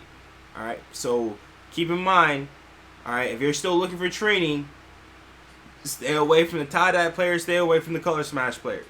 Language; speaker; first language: English; native; English